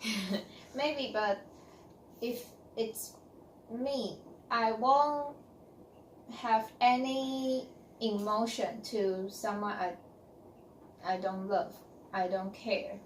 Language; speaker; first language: English; non-native, learner; Chinese